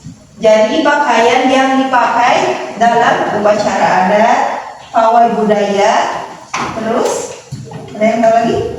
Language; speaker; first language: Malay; non-native, local second language; Sundanese